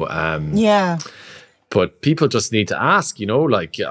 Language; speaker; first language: English; native; English